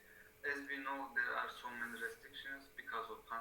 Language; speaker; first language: English; non-native, learner; Turkish